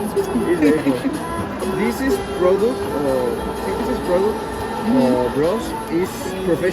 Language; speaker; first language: English; non-native, learner; Spanish